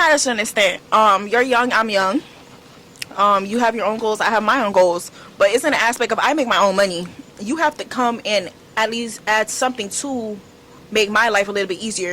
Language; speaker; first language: English; native; English